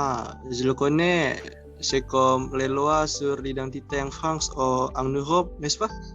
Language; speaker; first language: French; non-native, learner; Indonesian